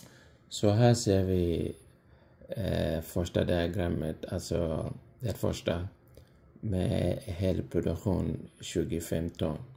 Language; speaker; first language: Swedish; non-native, fluent; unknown